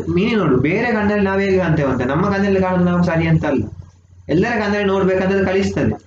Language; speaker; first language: Kannada; native; Kannada